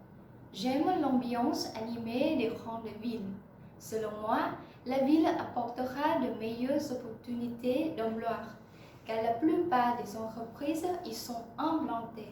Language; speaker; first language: French; non-native, learner; Vietnamese